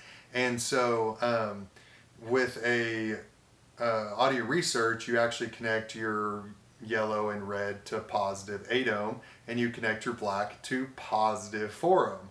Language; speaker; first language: English; native; English